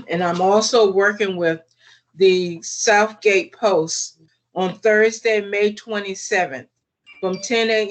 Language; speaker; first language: English; native; English